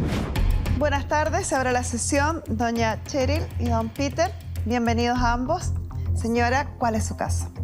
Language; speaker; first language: Spanish; native; Spanish